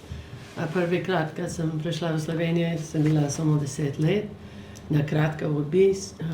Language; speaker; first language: Slovenian; early bilingual, heritage; English